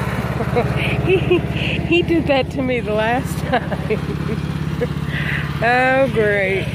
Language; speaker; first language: English; native; English